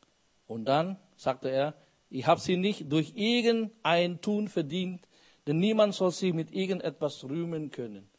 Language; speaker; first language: German; non-native, fluent; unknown